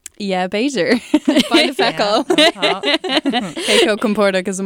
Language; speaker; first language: Irish; non-native, local second language; English